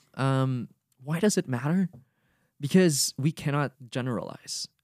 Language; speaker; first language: English; non-native, local second language; Cebuano